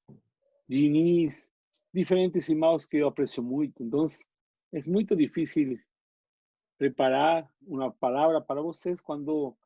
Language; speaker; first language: Portuguese; non-native, learner; Spanish